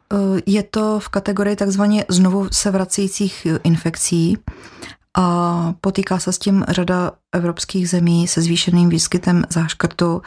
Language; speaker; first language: Czech; native; Czech